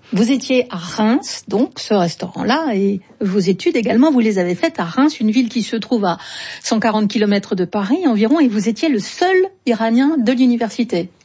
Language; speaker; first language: French; native; French